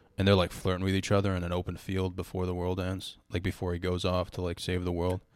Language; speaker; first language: English; native; English